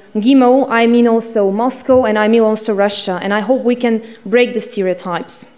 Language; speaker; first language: English; non-native, fluent; Russian